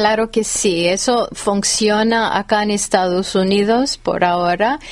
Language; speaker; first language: Spanish; non-native, fluent; English